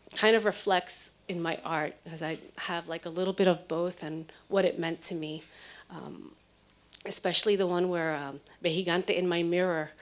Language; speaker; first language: English; early bilingual, other home language; Spanish